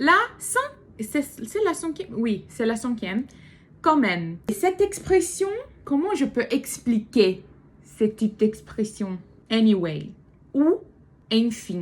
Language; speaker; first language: French; non-native, learner; Portuguese